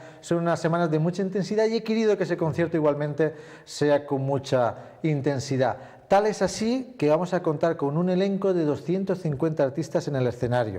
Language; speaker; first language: Spanish; native; Spanish